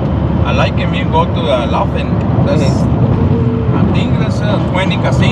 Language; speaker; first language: English; non-native, learner; Spanish